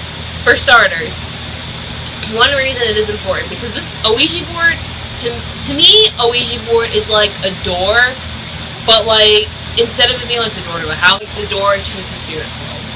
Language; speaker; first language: English; native; English